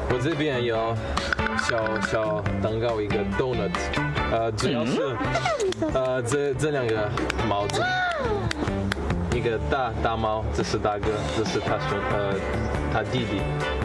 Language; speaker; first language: Chinese; non-native, learner; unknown